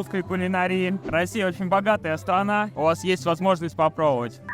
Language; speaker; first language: Russian; native; Russian